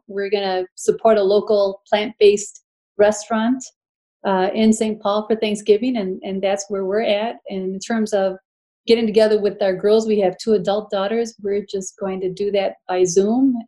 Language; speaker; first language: English; early bilingual, other home language; Spanish